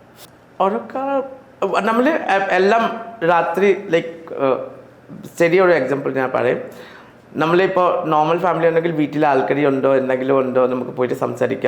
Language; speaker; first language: Malayalam; non-native, learner; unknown